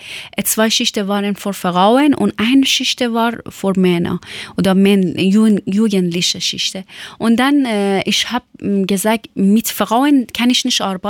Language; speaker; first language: German; non-native, learner; Persian